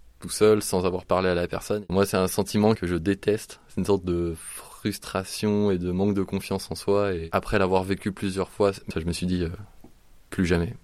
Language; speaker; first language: French; native; French